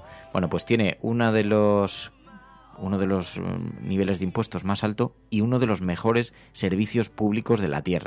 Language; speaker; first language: Spanish; native; Spanish